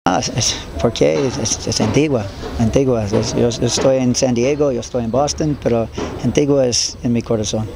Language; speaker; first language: Spanish; non-native, learner; English